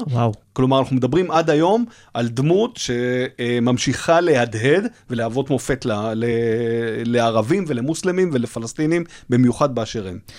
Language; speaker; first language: Hebrew; native; Hebrew